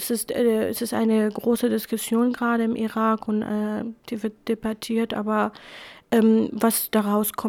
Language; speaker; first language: German; non-native, fluent; Kurdish